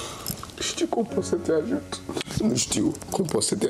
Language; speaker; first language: Romanian; non-native, learner; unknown